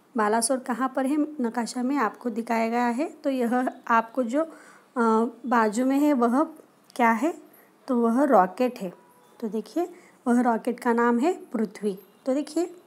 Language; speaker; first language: Hindi; non-native, local second language; Marathi